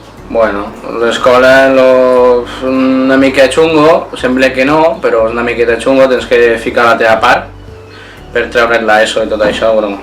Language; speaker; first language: Catalan; non-native, local second language; Spanish